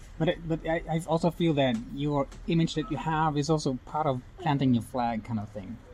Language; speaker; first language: English; non-native, fluent; Dutch